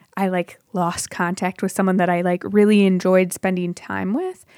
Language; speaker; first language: English; native; English